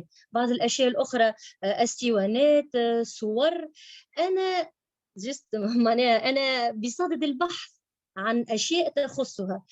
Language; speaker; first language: Arabic; native; Arabic